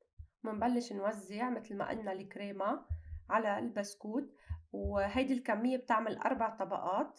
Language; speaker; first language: Arabic; native; Arabic